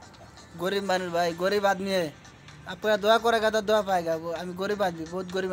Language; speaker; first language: Hindi; non-native, learner; Bangla